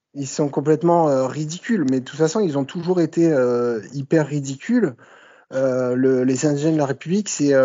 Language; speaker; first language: French; native; French